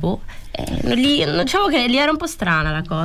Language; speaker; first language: Italian; early bilingual, other home language; Arabic